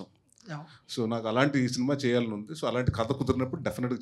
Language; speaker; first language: Telugu; native; Telugu